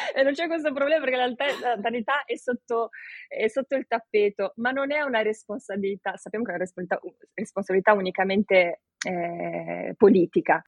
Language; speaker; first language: Italian; early bilingual, other home language; Romanian